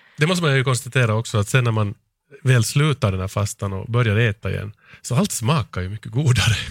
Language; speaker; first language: Swedish; native; Swedish